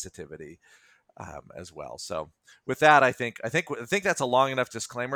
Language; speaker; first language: English; native; English